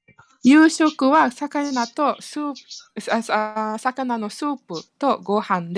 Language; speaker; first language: Japanese; non-native, fluent; Malay